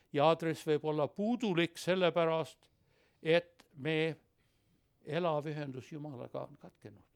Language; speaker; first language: Estonian; early bilingual, heritage; Estonian